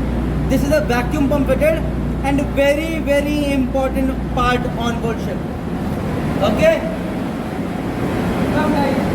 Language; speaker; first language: English; non-native, local second language; Hindi